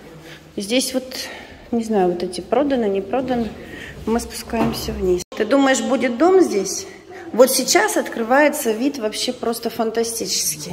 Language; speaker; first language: Russian; native; Russian